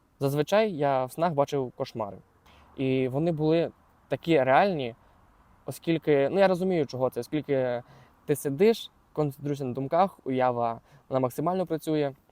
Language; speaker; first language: Ukrainian; non-native, local second language; Russian